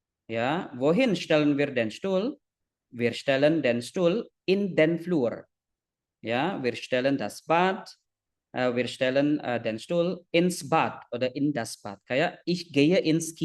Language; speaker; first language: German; non-native, fluent; Indonesian